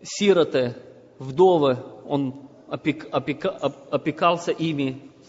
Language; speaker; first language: Russian; non-native, local second language; Ukrainian